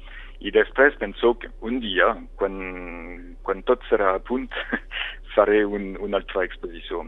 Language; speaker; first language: Catalan; non-native, fluent; French